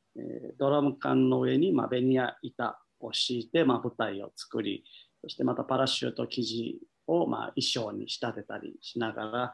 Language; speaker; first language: Japanese; native; Japanese